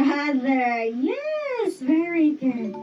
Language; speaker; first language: English; non-native, fluent; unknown